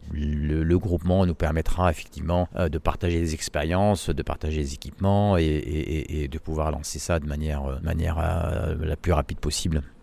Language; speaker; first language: French; non-native, local second language; Arabic